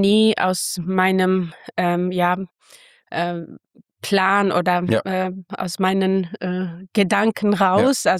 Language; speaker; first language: German; non-native, fluent; Armenian